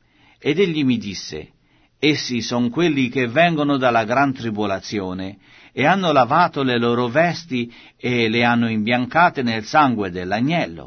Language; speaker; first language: Italian; native; Italian